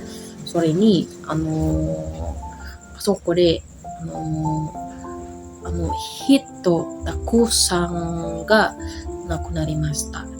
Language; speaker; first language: Japanese; non-native, learner; Indonesian